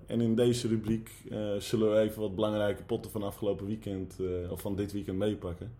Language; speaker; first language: Dutch; native; Dutch